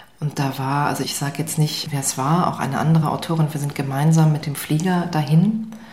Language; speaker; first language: German; native; German